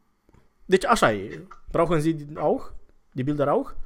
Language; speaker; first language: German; non-native, fluent; Romanian